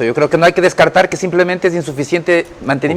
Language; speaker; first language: Spanish; native; Spanish